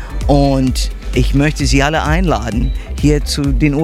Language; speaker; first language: German; non-native, learner; English